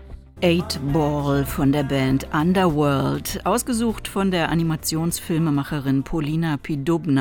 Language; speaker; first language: German; native; German